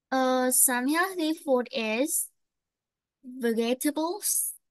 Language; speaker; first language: English; non-native, learner; Vietnamese